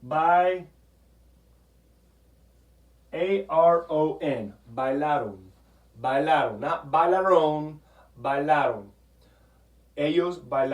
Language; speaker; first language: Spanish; non-native, fluent; English